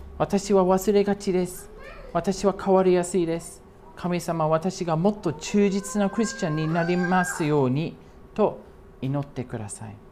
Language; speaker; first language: Japanese; non-native, fluent; English